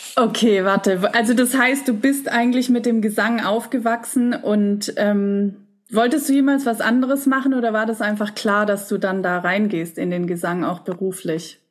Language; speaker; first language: German; native; German